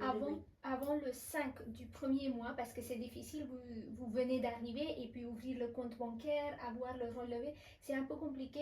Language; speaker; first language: French; non-native, fluent; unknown